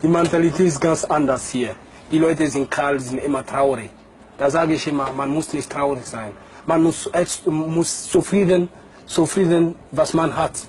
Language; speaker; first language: German; non-native, learner; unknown